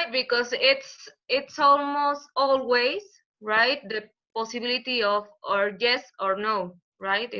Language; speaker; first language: English; non-native, learner; Spanish